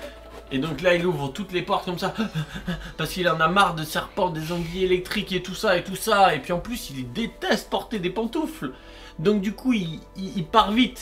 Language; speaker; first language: French; native; French